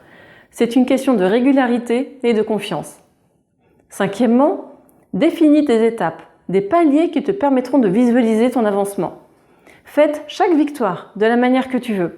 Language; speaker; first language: French; native; French